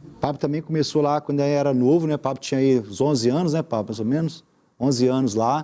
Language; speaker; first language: Portuguese; native; Portuguese